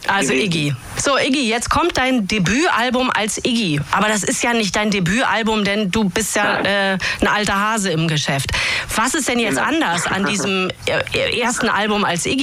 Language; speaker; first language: German; native; German